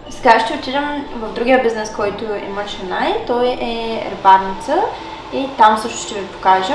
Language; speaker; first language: Bulgarian; native; Bulgarian